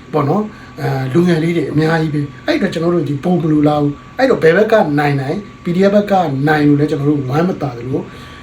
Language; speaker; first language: Burmese; non-native, local second language; Karen languages